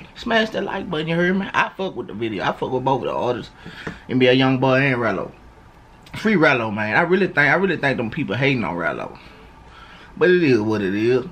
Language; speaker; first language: English; native; English